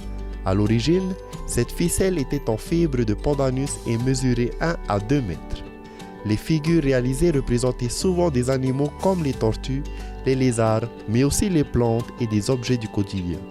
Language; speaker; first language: French; native; French